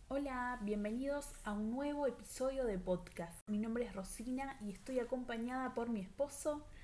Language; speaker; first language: Spanish; native; Spanish